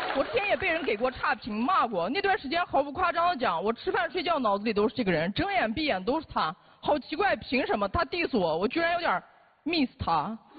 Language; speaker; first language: Chinese; non-native, local second language; Uyghur